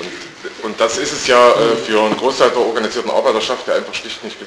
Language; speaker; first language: German; native; German